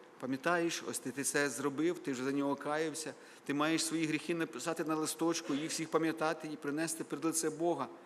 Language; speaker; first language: Ukrainian; native; Ukrainian